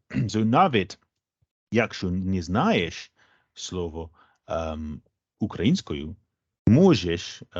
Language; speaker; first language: Ukrainian; non-native, fluent; English